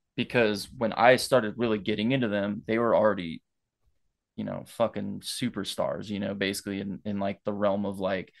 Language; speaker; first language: English; native; English